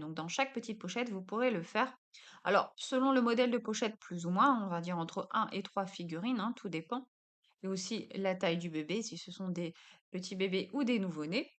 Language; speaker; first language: French; native; French